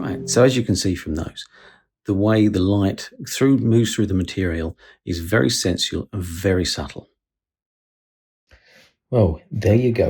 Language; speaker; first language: English; native; English